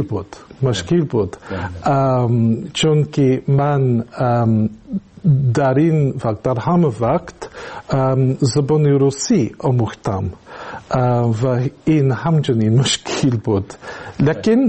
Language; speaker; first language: Tajik; non-native, learner; English